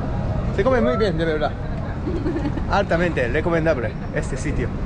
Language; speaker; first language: Spanish; non-native, learner; Japanese